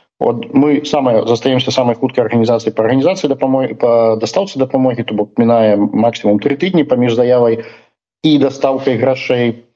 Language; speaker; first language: Belarusian; non-native, local second language; Russian